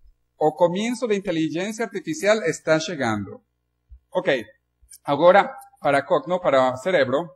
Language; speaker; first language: Spanish; non-native, learner; Portuguese